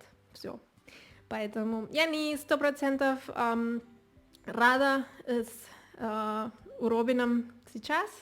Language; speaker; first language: Russian; non-native, learner; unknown